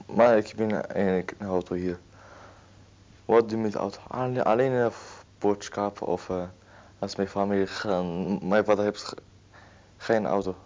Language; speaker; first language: Dutch; non-native, learner; Arabic